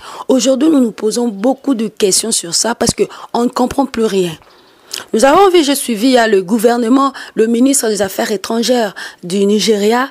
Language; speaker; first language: French; non-native, local second language; Lingala